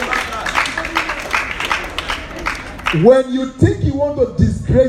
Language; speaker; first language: English; non-native, local second language; Hausa